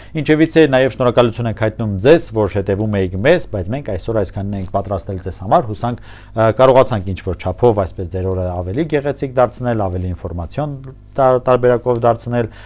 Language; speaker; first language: Armenian; native; Armenian